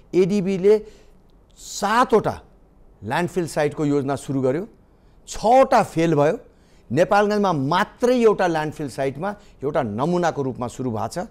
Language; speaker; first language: Nepali; native; Nepali